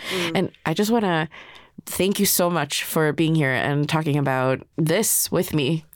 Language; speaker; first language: English; native; English